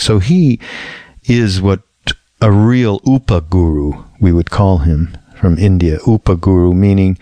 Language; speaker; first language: English; native; English